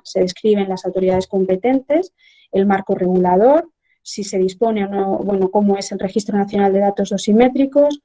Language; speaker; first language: Spanish; native; Spanish